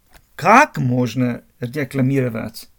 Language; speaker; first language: Russian; non-native, fluent; German